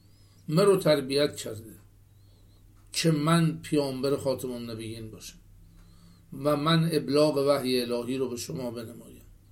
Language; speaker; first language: Persian; native; Persian